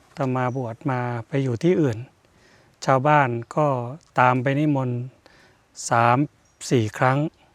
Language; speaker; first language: Thai; native; Thai